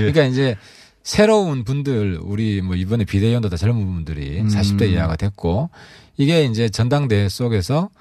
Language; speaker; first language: Korean; native; Korean